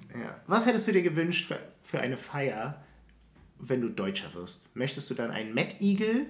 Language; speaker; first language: German; native; German